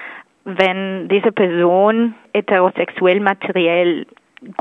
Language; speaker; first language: German; non-native, fluent; Spanish